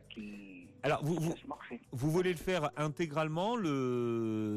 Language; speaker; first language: French; native; French